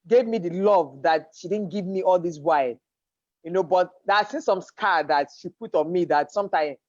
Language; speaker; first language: English; non-native, local second language; Yoruba